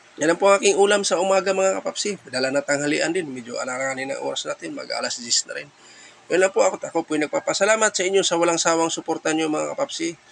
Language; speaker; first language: Filipino; non-native, local second language; Cebuano